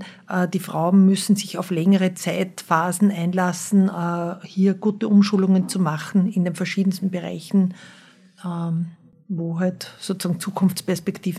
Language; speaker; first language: German; native; German